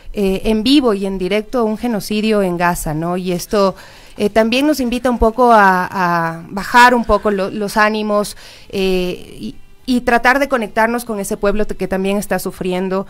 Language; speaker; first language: Spanish; native; Spanish